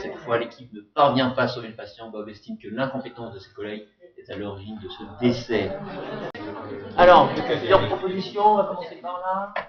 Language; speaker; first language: French; native; French